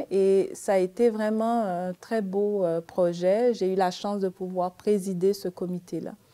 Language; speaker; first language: French; early bilingual, other home language; Haitian Creole